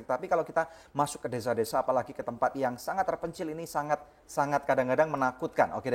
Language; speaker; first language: Indonesian; native; Indonesian